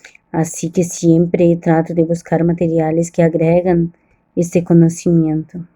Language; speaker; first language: Spanish; non-native, learner; Portuguese